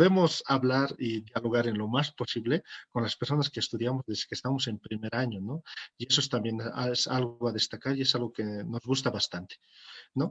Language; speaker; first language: Spanish; native; Spanish